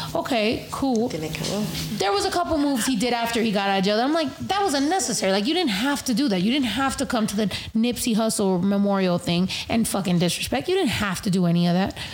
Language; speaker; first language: English; early bilingual, other home language; Spanish